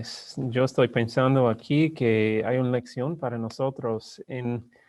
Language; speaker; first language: Spanish; non-native, learner; English